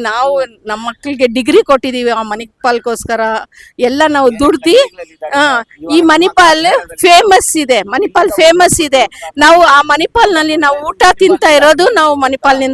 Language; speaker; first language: Kannada; non-native, local second language; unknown